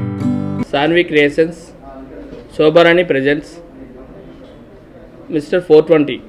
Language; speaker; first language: Telugu; native; Telugu